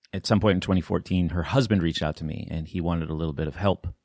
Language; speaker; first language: English; native; English